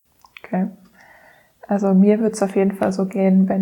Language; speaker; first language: German; native; German